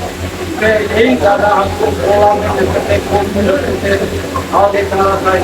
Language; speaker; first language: Hindi; non-native, local second language; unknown